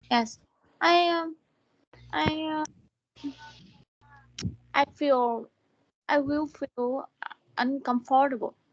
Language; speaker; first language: English; non-native, learner; Vietnamese